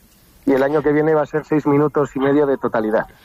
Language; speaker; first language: Spanish; native; Spanish